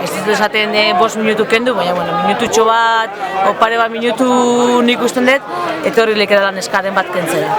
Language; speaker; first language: Basque; native; Basque